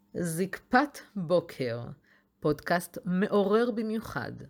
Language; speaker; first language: Hebrew; native; Hebrew